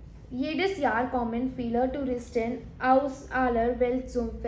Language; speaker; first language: German; non-native, learner; Hindi